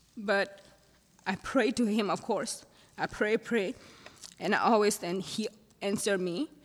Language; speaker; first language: English; non-native, fluent; Thai